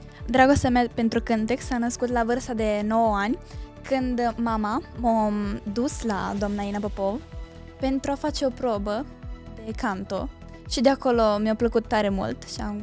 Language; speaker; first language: Romanian; early bilingual, heritage; Romanian